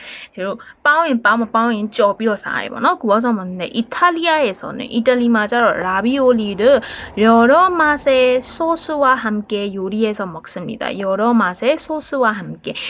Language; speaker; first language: Korean; non-native, learner; Burmese